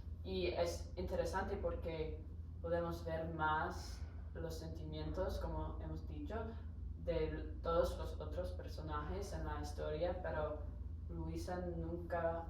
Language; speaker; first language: Spanish; non-native, learner; English